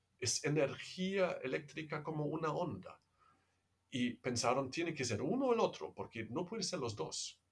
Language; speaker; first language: Spanish; non-native, fluent; German